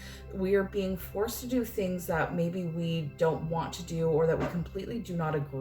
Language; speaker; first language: English; native; English